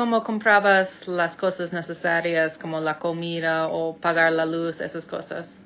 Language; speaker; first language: Spanish; non-native, fluent; English